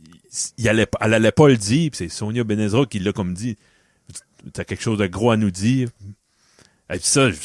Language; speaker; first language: French; native; French